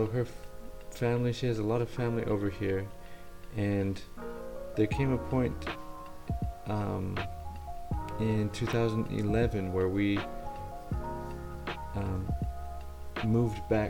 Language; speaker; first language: English; early bilingual, other home language; Spanish